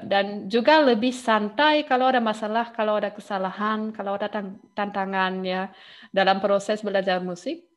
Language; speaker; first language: Indonesian; non-native, fluent; German